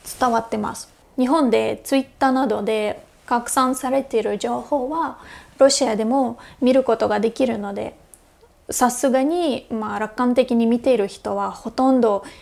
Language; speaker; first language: Japanese; non-native, fluent; Russian